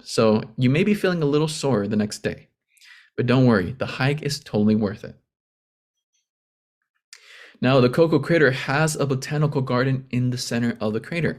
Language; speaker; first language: English; native; English